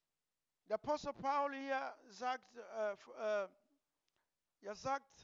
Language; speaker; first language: German; non-native, learner; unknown